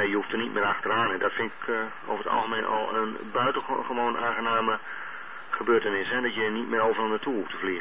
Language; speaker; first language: Dutch; native; Dutch